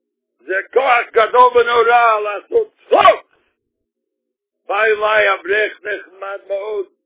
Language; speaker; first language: Hebrew; non-native, fluent; Yiddish